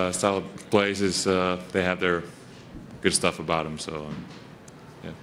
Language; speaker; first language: English; non-native, fluent; Finnish